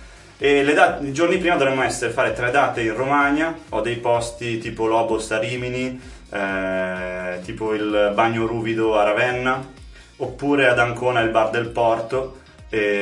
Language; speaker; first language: Italian; native; Italian